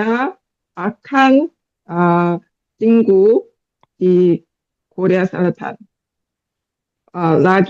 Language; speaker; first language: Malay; non-native, learner; English